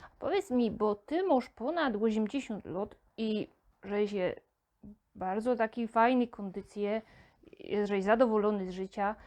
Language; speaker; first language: Polish; native; Polish